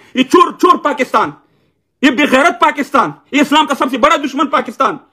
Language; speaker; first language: Urdu; non-native, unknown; Pashto